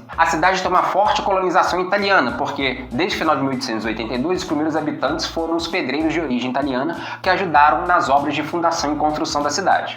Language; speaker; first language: Portuguese; native; Portuguese